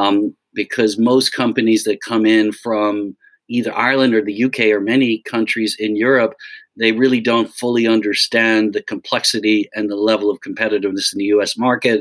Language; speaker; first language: English; native; English